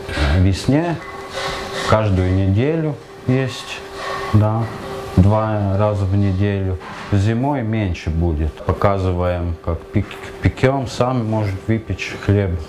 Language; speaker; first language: Russian; non-native, local second language; Latvian